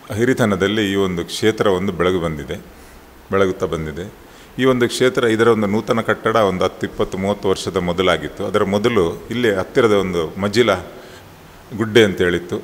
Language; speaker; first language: Kannada; non-native, local second language; Tulu